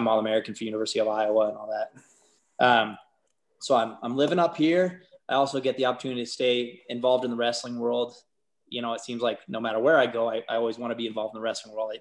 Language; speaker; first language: English; native; English